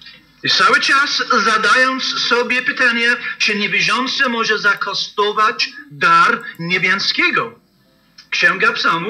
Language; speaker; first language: Polish; non-native, fluent; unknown